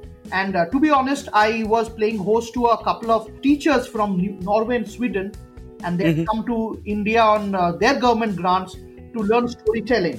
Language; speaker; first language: English; non-native, local second language; Bangla